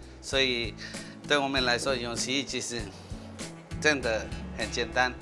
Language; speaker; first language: Chinese; non-native, learner; Spanish